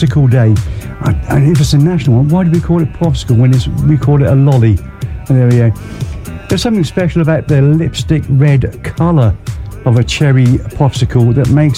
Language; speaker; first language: English; native; English